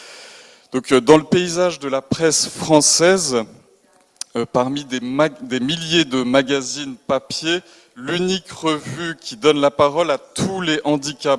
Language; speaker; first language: French; native; French